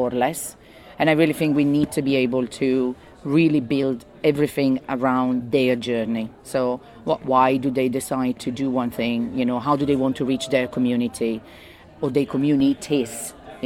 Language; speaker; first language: English; non-native, fluent; Italian